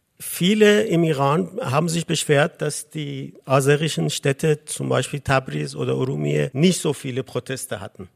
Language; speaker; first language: German; non-native, fluent; Persian